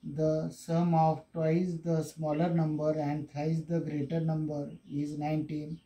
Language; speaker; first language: English; non-native, local second language; Marathi